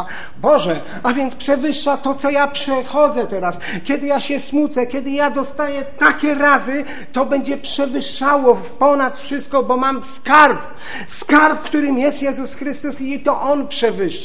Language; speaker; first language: Polish; native; Polish